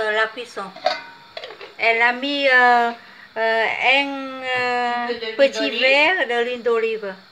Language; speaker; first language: French; non-native, fluent; Vietnamese